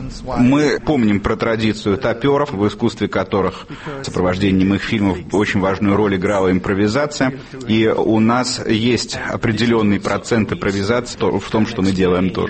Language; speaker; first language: Russian; native; Russian